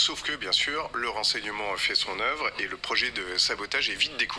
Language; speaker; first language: French; native; French